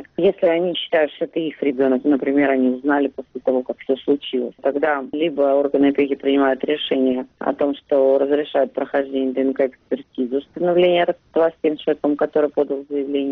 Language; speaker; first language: Russian; native; Russian